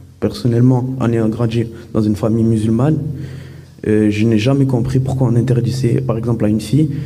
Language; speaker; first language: French; native; French